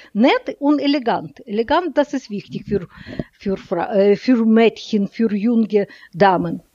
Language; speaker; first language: German; non-native, learner; Russian